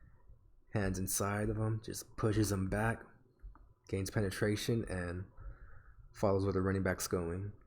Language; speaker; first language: English; native; English